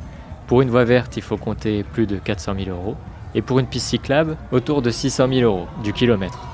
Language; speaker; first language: French; native; French